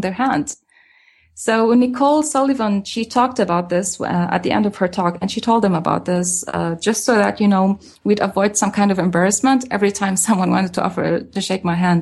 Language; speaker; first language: English; non-native, fluent; Arabic